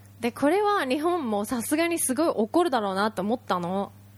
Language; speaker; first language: Japanese; early bilingual, heritage; Japanese